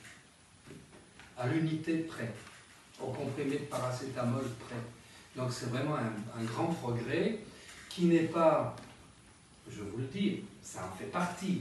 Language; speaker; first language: French; native; French